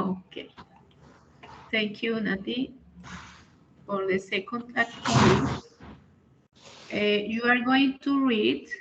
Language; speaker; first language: English; non-native, learner; Spanish